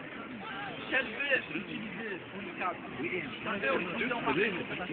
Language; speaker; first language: French; non-native, fluent; Portuguese